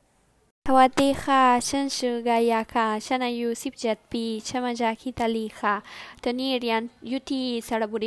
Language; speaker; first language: Thai; non-native, learner; Italian